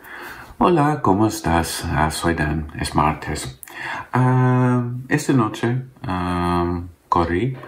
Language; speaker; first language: Spanish; non-native, learner; English